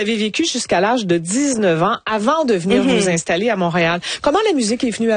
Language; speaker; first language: French; native; French